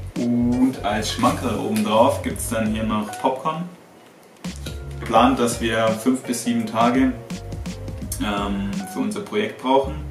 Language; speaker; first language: German; native; German